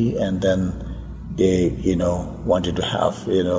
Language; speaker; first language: English; non-native, local second language; Tibetan